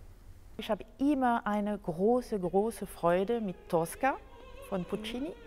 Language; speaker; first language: German; non-native, fluent; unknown